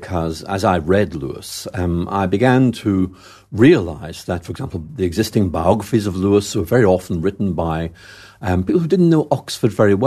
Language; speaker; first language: English; native; English